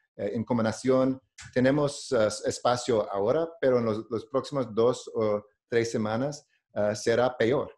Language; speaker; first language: Spanish; non-native, learner; English